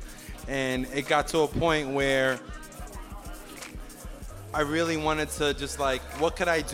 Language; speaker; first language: English; native; English